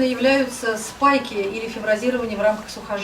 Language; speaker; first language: Russian; native; Russian